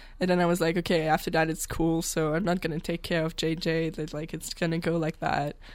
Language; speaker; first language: English; non-native, local second language; French